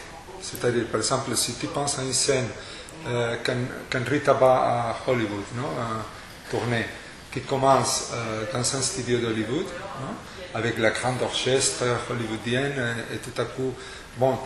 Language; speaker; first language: French; non-native, fluent; Spanish